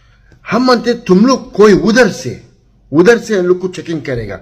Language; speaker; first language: Hindi; non-native, learner; Arabic